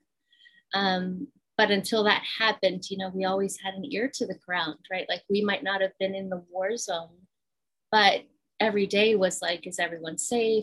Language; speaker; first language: English; native; English